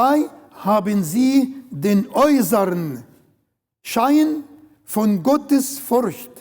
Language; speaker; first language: German; non-native, learner; Arabic